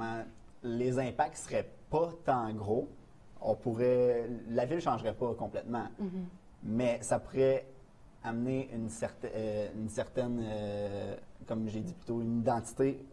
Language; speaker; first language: French; native; French